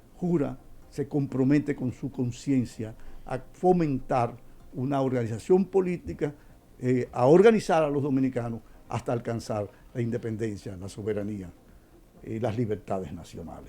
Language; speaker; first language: Spanish; native; Spanish